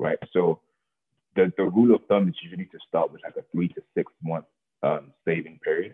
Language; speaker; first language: English; non-native, local second language; Yoruba